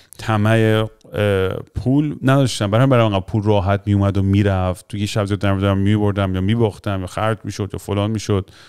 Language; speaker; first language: Persian; early bilingual, heritage; Persian